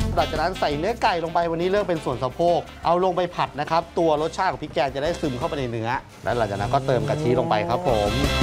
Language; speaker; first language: Thai; native; Thai